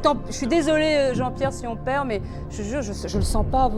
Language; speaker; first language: French; native; French